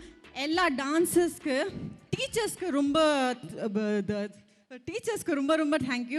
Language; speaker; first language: Tamil; non-native, fluent; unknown